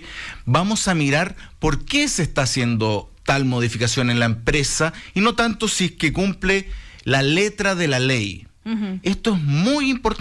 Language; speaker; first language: Spanish; native; Spanish